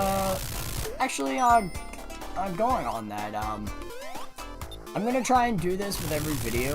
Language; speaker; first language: English; native; English